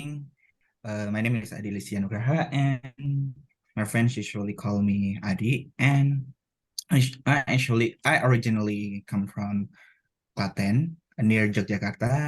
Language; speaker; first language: English; non-native, learner; Indonesian